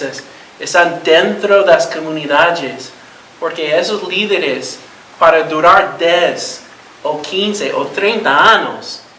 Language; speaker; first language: Portuguese; non-native, learner; Spanish